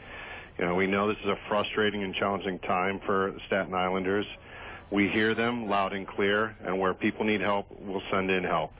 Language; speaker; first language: English; native; English